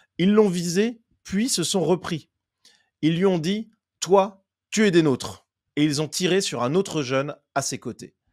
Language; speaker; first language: French; native; French